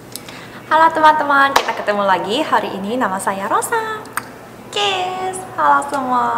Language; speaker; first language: Indonesian; non-native, fluent; Korean